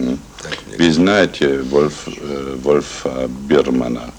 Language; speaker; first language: Russian; non-native, learner; German